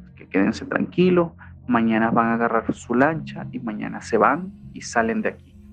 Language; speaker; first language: Spanish; native; Spanish